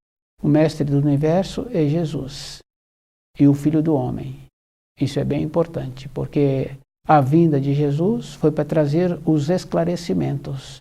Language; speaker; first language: Portuguese; native; Portuguese